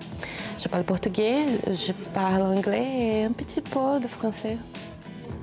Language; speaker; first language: French; non-native, learner; Portuguese